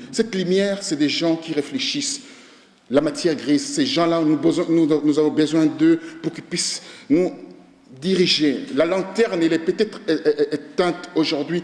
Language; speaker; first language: French; non-native, local second language; Lingala